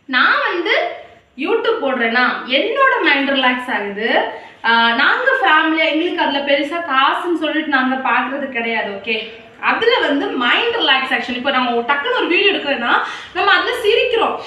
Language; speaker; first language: Tamil; non-native, local second language; Malayalam